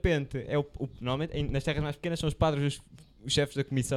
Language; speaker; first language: Portuguese; native; Portuguese